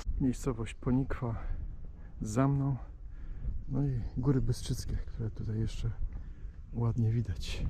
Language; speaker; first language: Polish; native; Polish